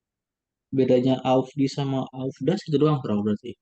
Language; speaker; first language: German; non-native, learner; Indonesian